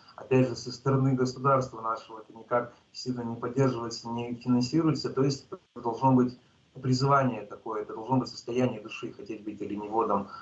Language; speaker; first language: Russian; native; Russian